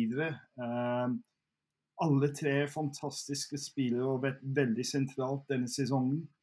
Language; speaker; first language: Norwegian; non-native, fluent; English